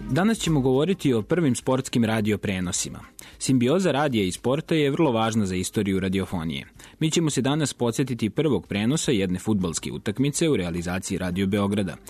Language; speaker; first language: Serbian; native; Serbian